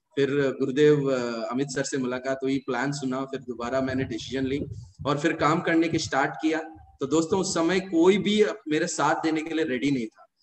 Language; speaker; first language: Hindi; non-native, local second language; Telugu